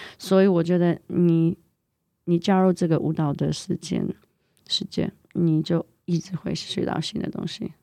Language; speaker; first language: Chinese; non-native, fluent; English